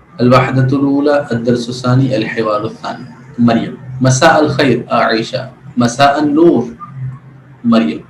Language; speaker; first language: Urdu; native; Urdu